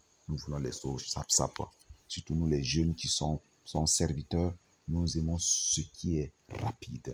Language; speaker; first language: French; non-native, local second language; Mossi